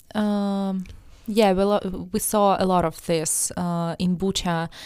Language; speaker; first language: English; non-native, fluent; Russian